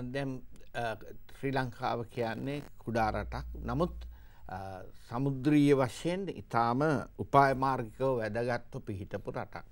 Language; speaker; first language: Sinhala; native; Sinhala